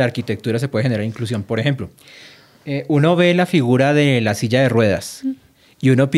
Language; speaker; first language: Spanish; native; Spanish